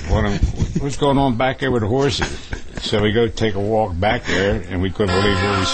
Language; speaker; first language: English; native; English